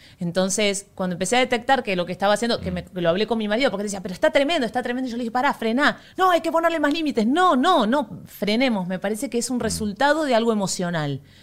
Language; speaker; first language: Spanish; native; Spanish